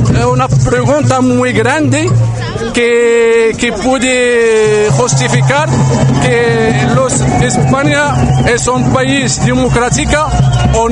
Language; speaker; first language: Spanish; non-native, learner; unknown